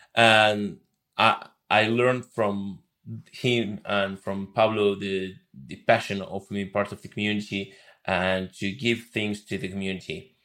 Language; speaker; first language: English; non-native, fluent; Spanish